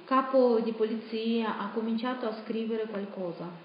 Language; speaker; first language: Italian; non-native, fluent; Russian